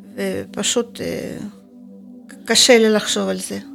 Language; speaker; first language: Hebrew; non-native, fluent; Ukrainian